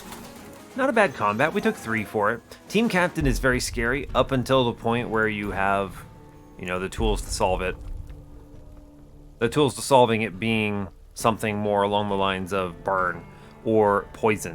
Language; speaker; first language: English; native; English